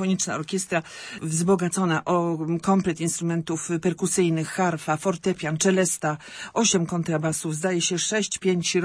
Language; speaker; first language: Polish; native; Polish